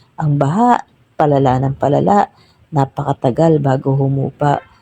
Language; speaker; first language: Filipino; native; Filipino